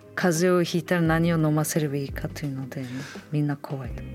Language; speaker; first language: Japanese; non-native, fluent; Uzbek